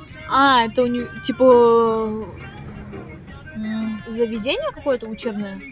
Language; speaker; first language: Russian; early bilingual, other home language; Tajik